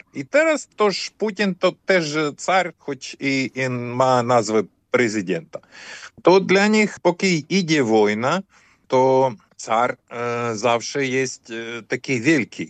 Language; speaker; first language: Polish; non-native, fluent; Ukrainian